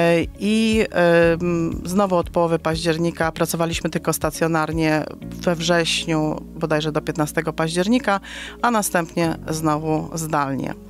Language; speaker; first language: Polish; native; Polish